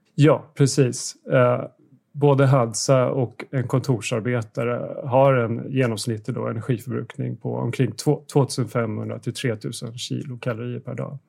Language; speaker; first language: Swedish; native; Swedish